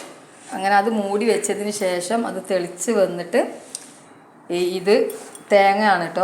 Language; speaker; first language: Malayalam; native; Malayalam